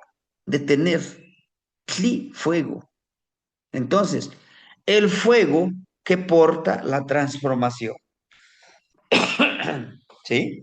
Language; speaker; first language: Spanish; native; Spanish